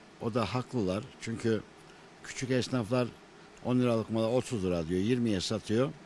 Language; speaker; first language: Turkish; native; Turkish